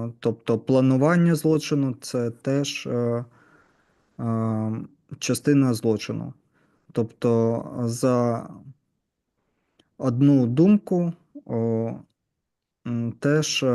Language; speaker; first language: Ukrainian; non-native, learner; Russian